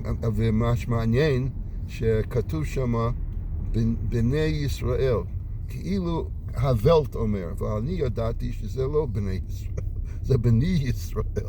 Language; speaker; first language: Hebrew; non-native, fluent; English